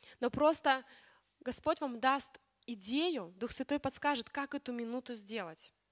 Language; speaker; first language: Russian; native; Russian